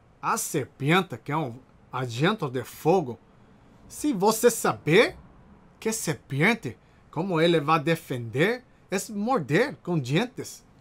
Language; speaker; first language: Portuguese; non-native, learner; Spanish